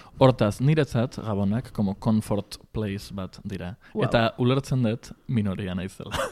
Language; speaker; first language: Basque; non-native, local second language; Spanish